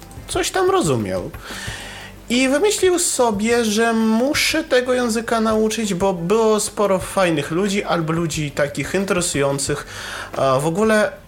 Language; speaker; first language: Polish; non-native, learner; Russian